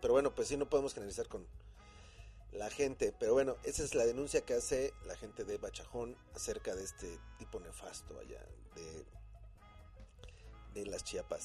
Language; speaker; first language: Spanish; native; Spanish